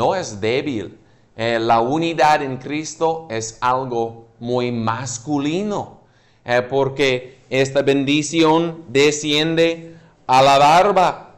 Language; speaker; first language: Spanish; non-native, fluent; English